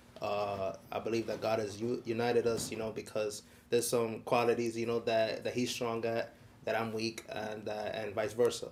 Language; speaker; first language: English; early bilingual, other home language; Spanish